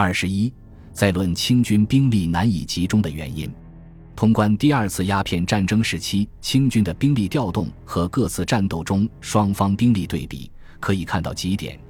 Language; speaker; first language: Chinese; native; Chinese